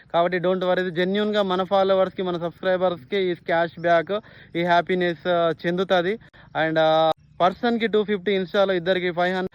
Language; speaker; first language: Telugu; native; Telugu